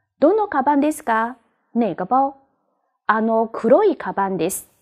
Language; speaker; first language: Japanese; non-native, fluent; Chinese